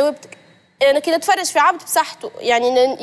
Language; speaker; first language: Arabic; native; Arabic